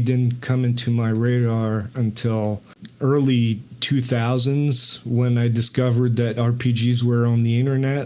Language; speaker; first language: English; non-native, fluent; French